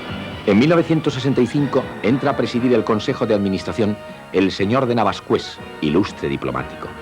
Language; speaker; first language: Spanish; native; Spanish